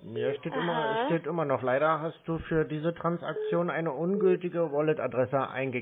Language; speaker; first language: German; native; German